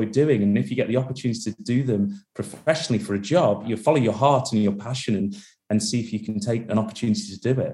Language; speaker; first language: English; native; English